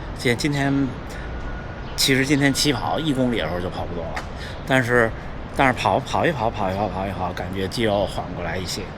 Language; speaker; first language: Chinese; native; Chinese